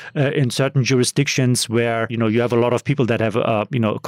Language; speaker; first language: English; non-native, fluent; German